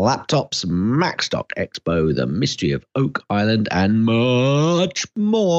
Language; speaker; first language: English; native; English